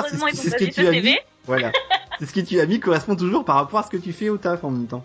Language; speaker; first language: French; native; French